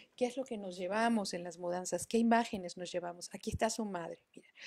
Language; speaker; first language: Spanish; native; Spanish